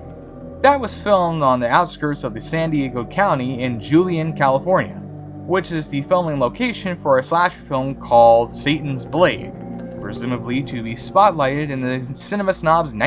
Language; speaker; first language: English; native; English